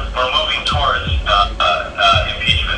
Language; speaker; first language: English; native; English